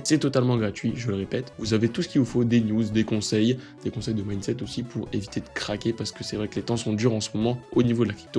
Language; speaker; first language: French; native; French